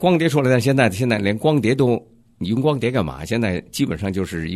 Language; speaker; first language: Chinese; native; Chinese